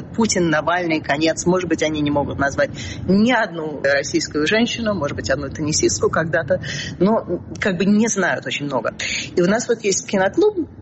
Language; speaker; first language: Russian; early bilingual, heritage; Russian